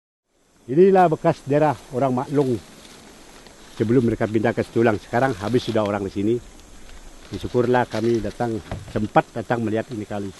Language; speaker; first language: Indonesian; non-native, local second language; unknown